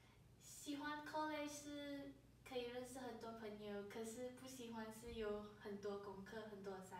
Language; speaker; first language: Chinese; early bilingual, heritage; Chinese